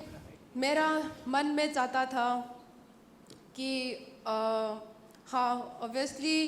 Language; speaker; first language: Hindi; non-native, local second language; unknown